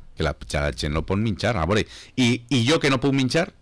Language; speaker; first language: Spanish; non-native, local second language; Catalan